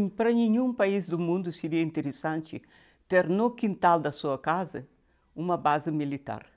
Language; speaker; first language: Portuguese; non-native, fluent; Russian